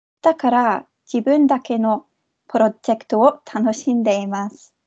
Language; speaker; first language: Japanese; non-native, fluent; English